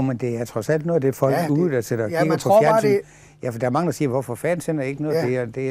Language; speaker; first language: Danish; native; Danish